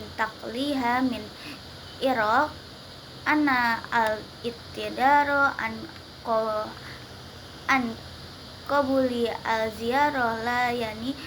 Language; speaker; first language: Arabic; non-native, learner; Indonesian